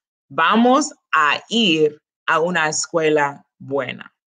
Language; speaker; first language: Spanish; early bilingual, heritage; Spanish